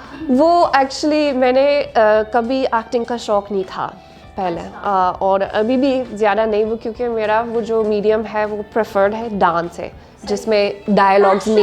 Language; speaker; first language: Hindi; non-native, learner; English